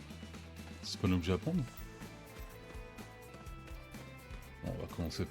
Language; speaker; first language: French; native; French